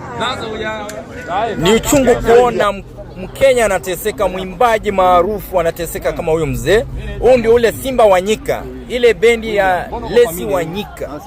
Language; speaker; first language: Swahili; native; Swahili